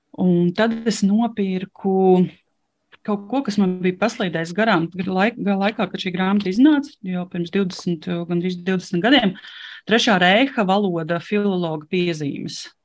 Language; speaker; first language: Latvian; non-native, local second language; Russian